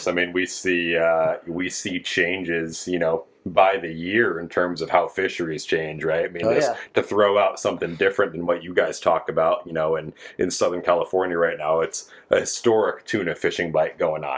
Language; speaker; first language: English; native; English